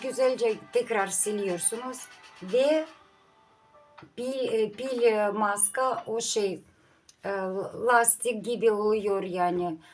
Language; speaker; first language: Turkish; non-native, learner; Russian